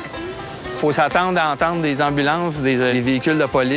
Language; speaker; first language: French; native; French